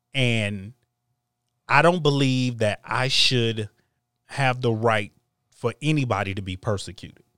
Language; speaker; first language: English; native; English